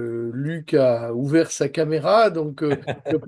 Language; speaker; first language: French; native; French